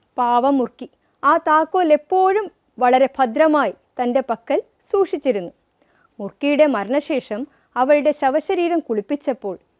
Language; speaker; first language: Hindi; non-native, local second language; Malayalam